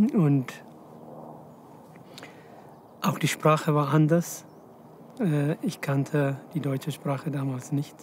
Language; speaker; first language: German; non-native, fluent; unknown